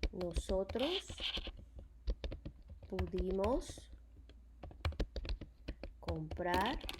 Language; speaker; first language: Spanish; non-native, fluent; English